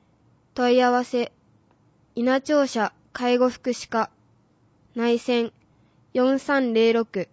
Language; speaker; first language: Japanese; native; Japanese